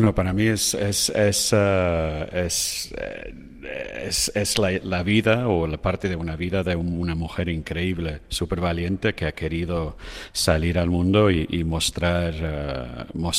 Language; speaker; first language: Spanish; non-native, fluent; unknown